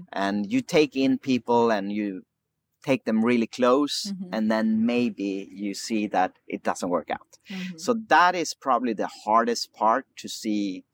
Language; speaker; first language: English; early bilingual, other home language; Swedish